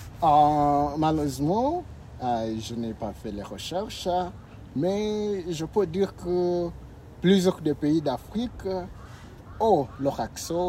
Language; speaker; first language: French; non-native, learner; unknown